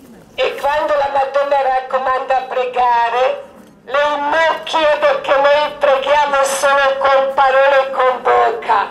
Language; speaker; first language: Italian; non-native, learner; Croatian